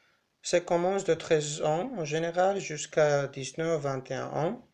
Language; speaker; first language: French; non-native, learner; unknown